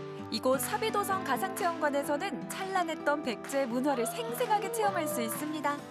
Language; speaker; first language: Korean; native; Korean